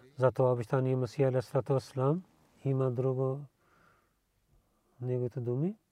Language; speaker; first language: Bulgarian; non-native, learner; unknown